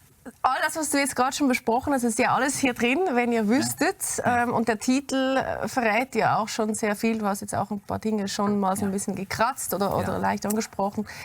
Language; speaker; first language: German; native; German